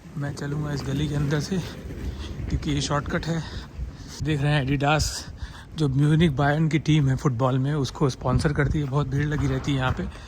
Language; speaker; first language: Hindi; native; Hindi